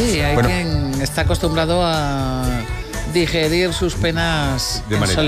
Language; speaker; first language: Spanish; native; Spanish